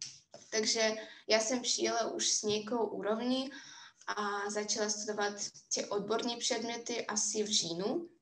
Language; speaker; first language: Czech; non-native, fluent; Russian